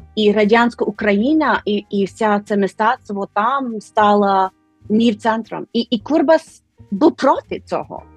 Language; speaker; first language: Ukrainian; non-native, fluent; English